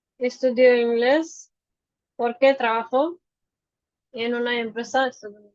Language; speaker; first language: Spanish; non-native, fluent; Bangla